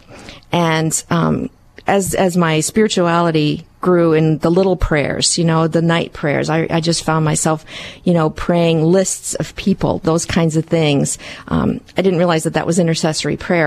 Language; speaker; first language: English; early bilingual, other home language; Hungarian